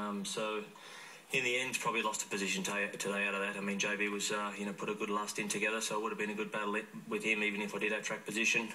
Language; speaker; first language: English; native; English